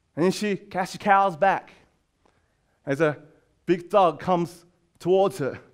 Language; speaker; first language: English; native; English